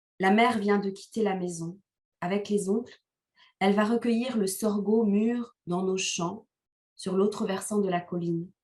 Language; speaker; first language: French; non-native, local second language; Kinyarwanda